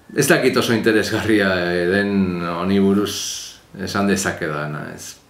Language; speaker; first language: Basque; non-native, local second language; Spanish